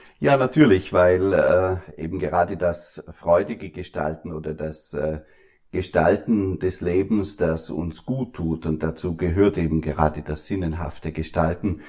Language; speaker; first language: German; native; German